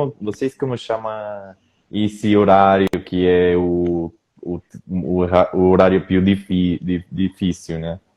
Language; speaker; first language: Portuguese; non-native, fluent; Spanish